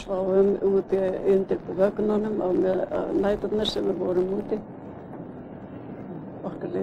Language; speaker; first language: Icelandic; early bilingual, heritage; Icelandic